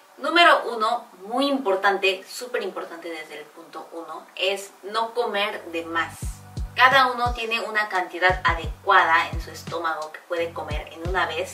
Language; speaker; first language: Spanish; non-native, fluent; Korean